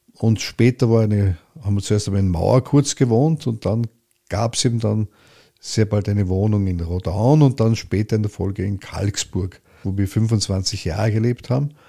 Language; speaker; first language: German; native; German